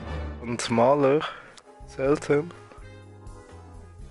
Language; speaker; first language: German; native; German